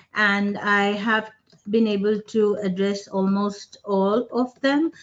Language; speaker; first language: English; non-native, local second language; Hindi